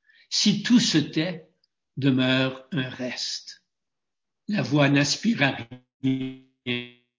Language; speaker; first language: French; native; French